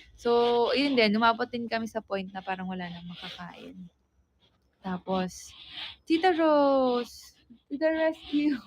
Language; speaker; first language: Filipino; native; Filipino